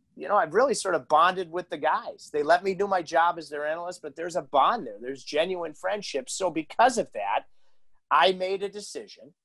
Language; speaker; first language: English; native; English